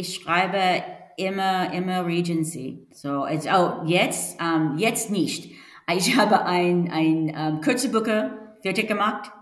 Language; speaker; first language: German; non-native, learner; English